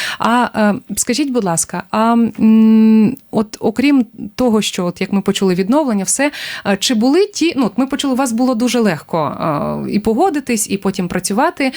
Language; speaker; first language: Ukrainian; native; Ukrainian